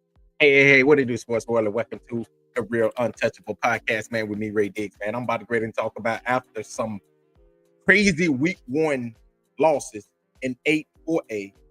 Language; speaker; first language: English; native; English